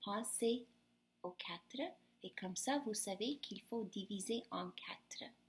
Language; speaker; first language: French; non-native, fluent; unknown